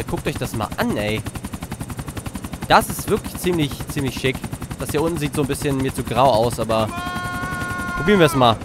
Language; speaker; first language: German; native; German